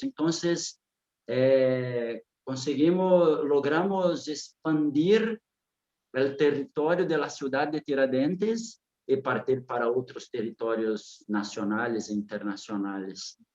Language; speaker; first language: Spanish; non-native, fluent; Portuguese